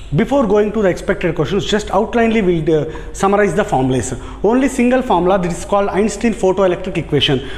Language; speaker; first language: English; non-native, local second language; Telugu